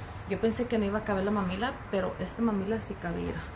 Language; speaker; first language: Spanish; early bilingual, heritage; Spanish